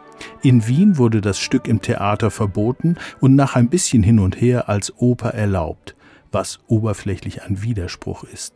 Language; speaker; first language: German; native; German